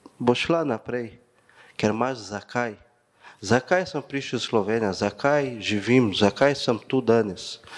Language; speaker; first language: Slovenian; non-native, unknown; Portuguese